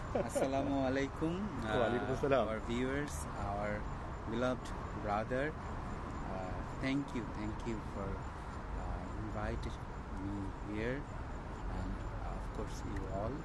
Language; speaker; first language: English; non-native, learner; Bangla